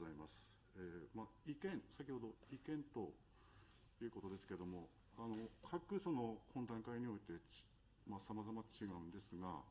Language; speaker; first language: Japanese; native; Japanese